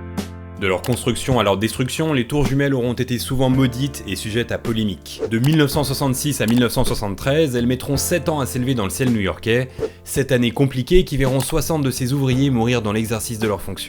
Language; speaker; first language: French; native; French